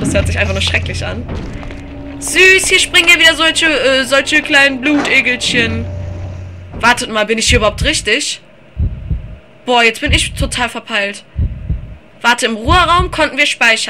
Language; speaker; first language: German; native; German